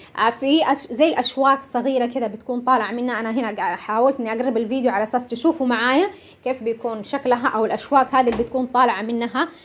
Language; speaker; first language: Arabic; non-native, local second language; Somali